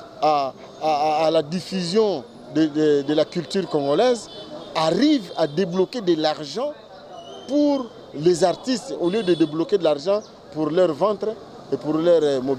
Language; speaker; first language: French; non-native, local second language; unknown